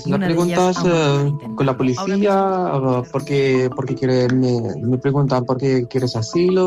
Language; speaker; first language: Spanish; non-native, learner; Arabic